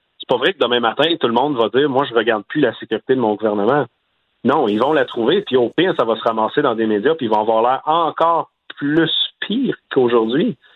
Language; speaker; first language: French; native; French